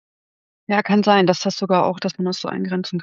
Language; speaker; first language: German; native; German